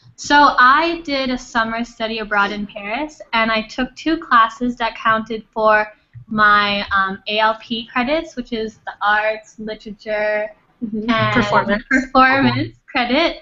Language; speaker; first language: English; non-native, fluent; Thai